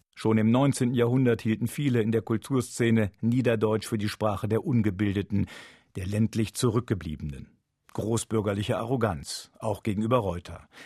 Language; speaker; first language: German; native; German